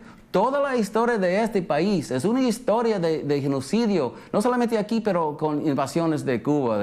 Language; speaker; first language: Spanish; early bilingual, heritage; English